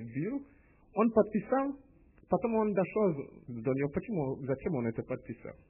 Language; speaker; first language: Russian; non-native, learner; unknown